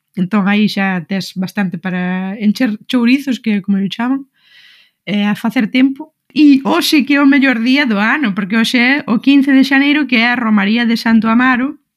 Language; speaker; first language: Galician; non-native, local second language; Spanish